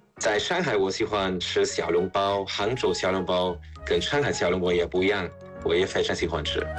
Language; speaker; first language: Chinese; non-native, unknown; German